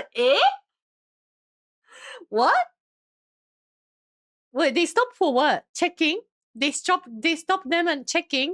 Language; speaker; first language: English; non-native, fluent; Japanese